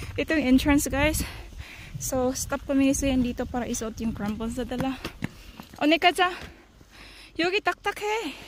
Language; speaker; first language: Filipino; native; Filipino